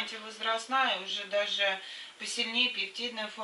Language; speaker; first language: Russian; native; Russian